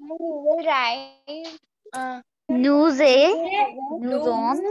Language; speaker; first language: French; non-native, learner; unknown